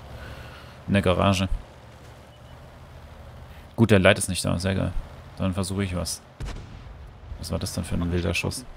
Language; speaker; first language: German; native; German